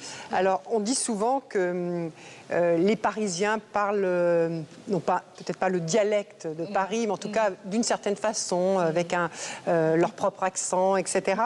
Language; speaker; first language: French; native; French